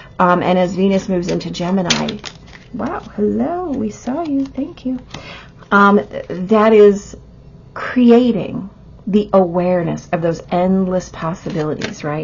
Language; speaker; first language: English; native; English